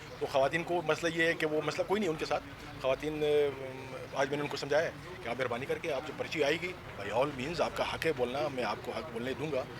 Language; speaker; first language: Urdu; non-native, local second language; Pashto